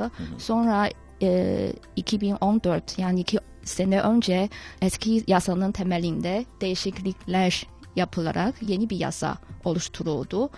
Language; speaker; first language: Turkish; non-native, fluent; Chinese